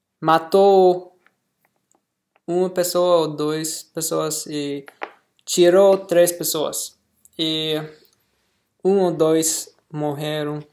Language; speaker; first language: Portuguese; non-native, learner; English